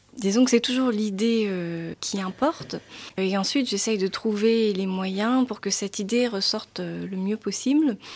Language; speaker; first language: French; native; French